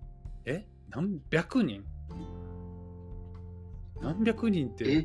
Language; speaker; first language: Japanese; native; Japanese